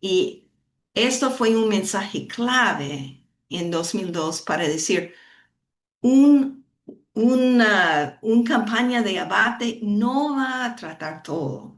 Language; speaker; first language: Spanish; non-native, fluent; English